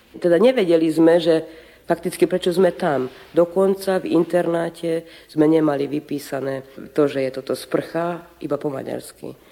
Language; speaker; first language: Slovak; native; Slovak